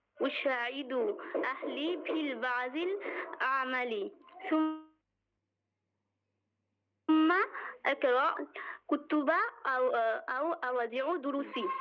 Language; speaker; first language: Arabic; non-native, learner; Bangla